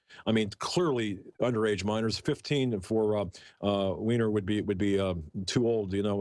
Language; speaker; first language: English; native; English